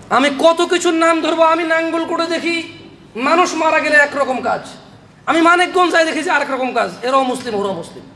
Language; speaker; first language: Bangla; early bilingual, heritage; Bangla